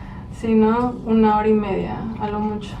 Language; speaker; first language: Spanish; early bilingual, other home language; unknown